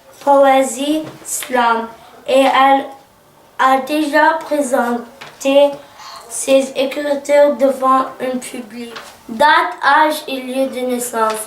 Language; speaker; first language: French; early bilingual, other home language; Arabic